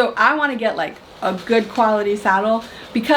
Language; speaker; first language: English; native; English